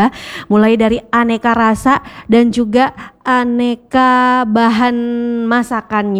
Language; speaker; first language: Indonesian; native; Indonesian